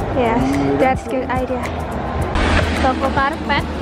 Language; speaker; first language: English; non-native, learner; Indonesian